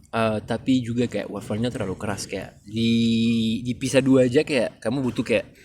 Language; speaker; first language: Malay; non-native, fluent; French